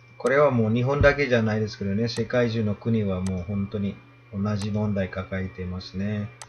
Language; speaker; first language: Japanese; non-native, fluent; Indonesian